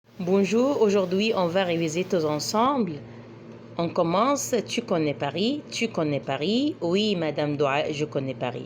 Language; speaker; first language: French; non-native, fluent; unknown